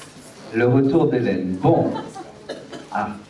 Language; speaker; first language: French; native; French